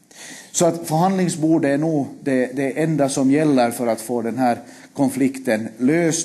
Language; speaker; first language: Swedish; native; Swedish